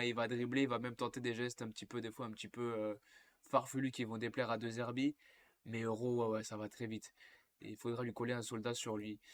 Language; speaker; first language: French; native; French